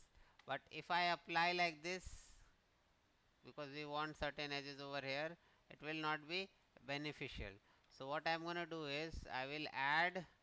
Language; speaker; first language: English; non-native, local second language; Hindi